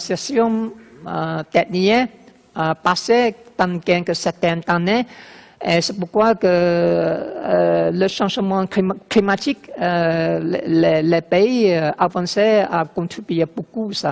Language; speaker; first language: French; non-native, learner; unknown